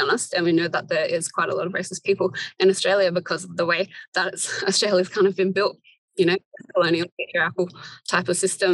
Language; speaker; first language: English; native; English